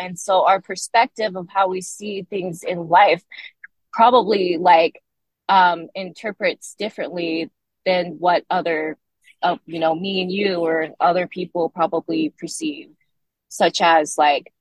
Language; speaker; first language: English; native; English